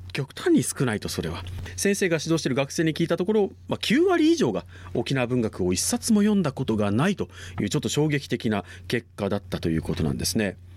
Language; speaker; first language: Japanese; native; Japanese